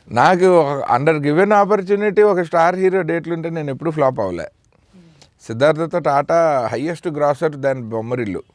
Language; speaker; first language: Telugu; native; Telugu